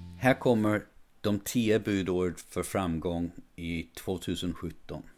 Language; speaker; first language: Swedish; non-native, fluent; English